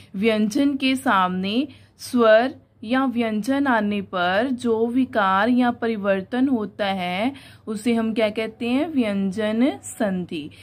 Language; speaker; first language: Hindi; non-native, local second language; Punjabi